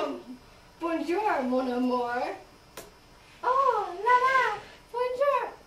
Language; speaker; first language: French; non-native, learner; English